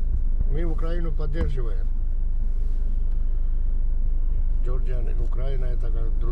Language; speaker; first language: Russian; non-native, fluent; Georgian